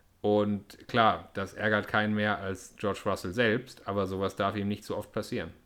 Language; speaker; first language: German; native; German